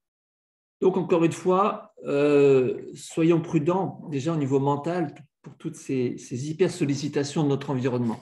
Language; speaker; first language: French; native; French